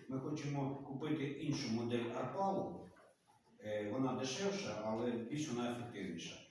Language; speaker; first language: Ukrainian; native; Ukrainian